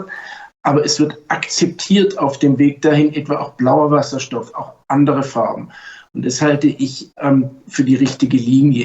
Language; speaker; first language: German; native; German